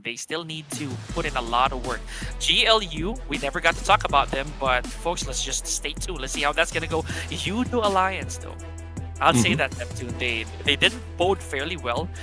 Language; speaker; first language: English; non-native, local second language; Filipino